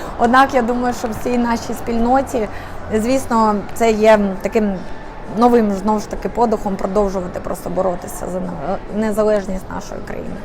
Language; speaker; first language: Ukrainian; native; Ukrainian